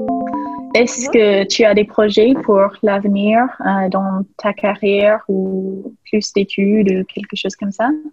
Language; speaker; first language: French; non-native, fluent; English